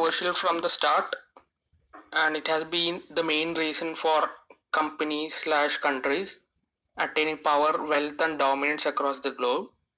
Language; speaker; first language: English; non-native, local second language; Malayalam